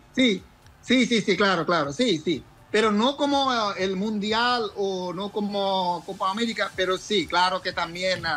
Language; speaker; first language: Spanish; non-native, learner; Bangla